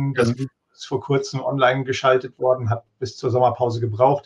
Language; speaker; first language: German; native; German